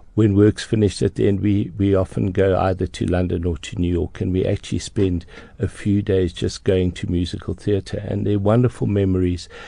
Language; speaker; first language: English; native; English